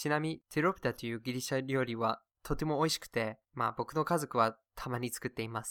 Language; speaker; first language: Japanese; non-native, fluent; English